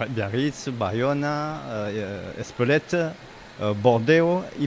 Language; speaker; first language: Spanish; non-native, fluent; French